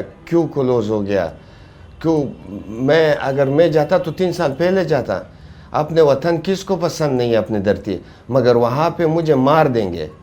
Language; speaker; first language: Hindi; non-native, fluent; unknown